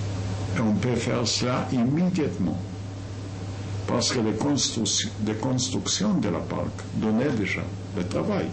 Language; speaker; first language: French; non-native, fluent; Yiddish